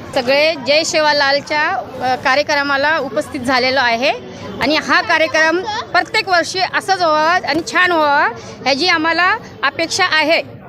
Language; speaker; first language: Marathi; non-native, local second language; Lambadi